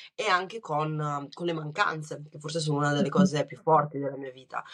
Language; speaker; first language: Italian; early bilingual, other home language; Kinyarwanda